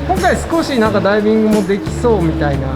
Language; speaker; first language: Japanese; native; Japanese